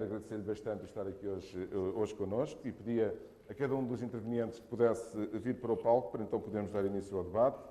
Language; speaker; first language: Portuguese; native; Portuguese